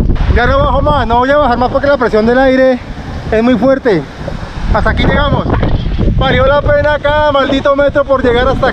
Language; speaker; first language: Spanish; native; Spanish